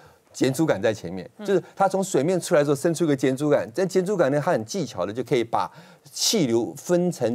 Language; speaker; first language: Chinese; native; Chinese